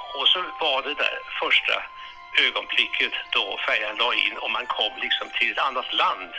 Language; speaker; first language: Swedish; early bilingual, heritage; Swedish